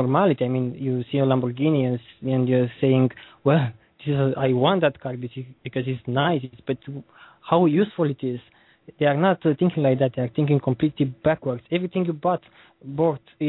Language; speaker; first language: English; non-native, learner; Romanian